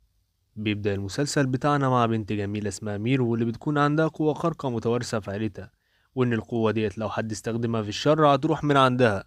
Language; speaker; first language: Arabic; native; Arabic